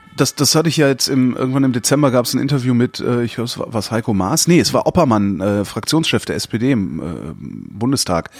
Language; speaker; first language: German; native; German